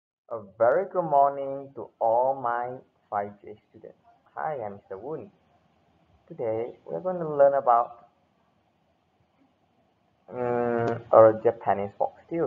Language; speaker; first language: English; non-native, local second language; Chinese